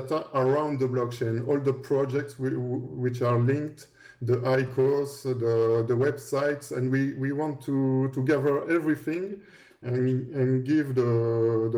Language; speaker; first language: English; non-native, fluent; French